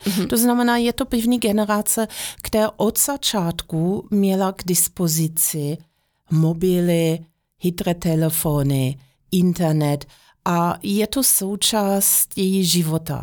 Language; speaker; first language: Czech; non-native, fluent; German